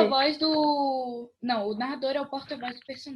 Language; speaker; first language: Portuguese; native; Portuguese